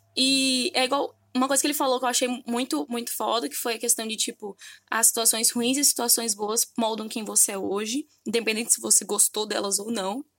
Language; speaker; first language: Portuguese; native; Portuguese